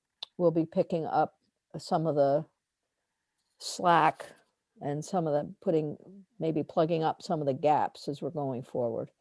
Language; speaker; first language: English; native; English